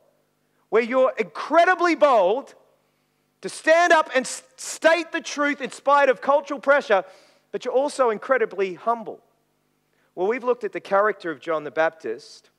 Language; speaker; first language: English; native; English